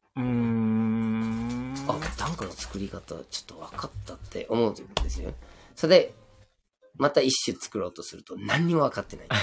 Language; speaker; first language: Japanese; non-native, fluent; English